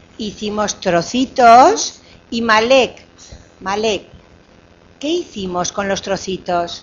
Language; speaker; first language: Spanish; native; Spanish